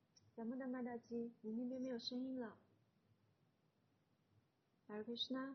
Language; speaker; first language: Chinese; native; Chinese